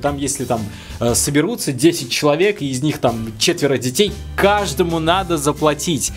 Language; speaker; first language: Russian; native; Russian